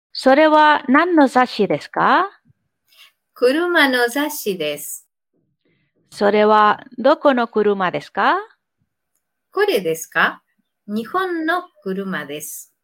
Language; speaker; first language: Japanese; non-native, fluent; Spanish